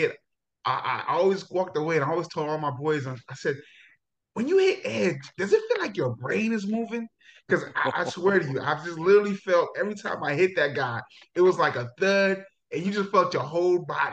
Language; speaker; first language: English; native; English